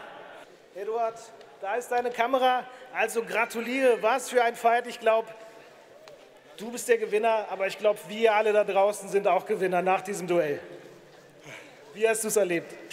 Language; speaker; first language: German; native; German